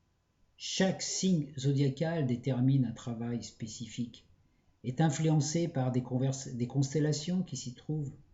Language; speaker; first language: French; native; French